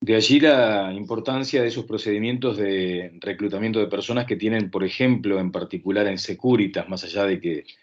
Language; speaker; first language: Spanish; native; Spanish